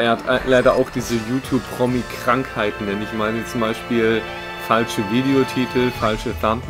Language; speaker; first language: German; native; German